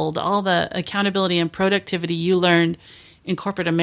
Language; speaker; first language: English; native; English